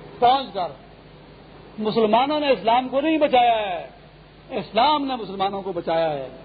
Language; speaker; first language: Urdu; native; Urdu